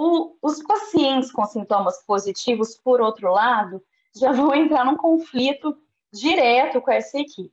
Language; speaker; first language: Portuguese; native; Portuguese